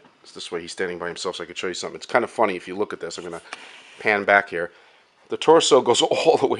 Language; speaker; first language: English; native; English